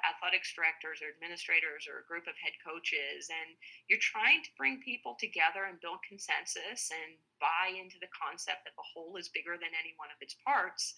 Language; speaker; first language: English; native; English